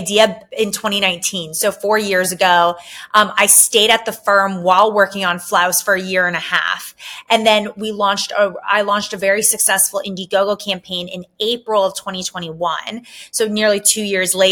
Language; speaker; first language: English; native; English